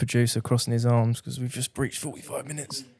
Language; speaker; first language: English; native; English